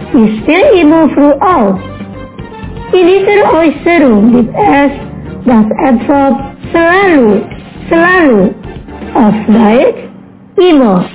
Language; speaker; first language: German; non-native, fluent; Indonesian